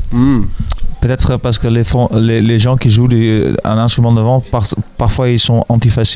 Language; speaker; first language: French; non-native, fluent; Dutch